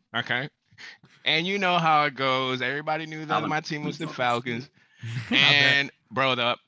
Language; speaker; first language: English; early bilingual, other home language; Spanish